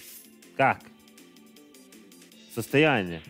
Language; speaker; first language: Russian; non-native, learner; English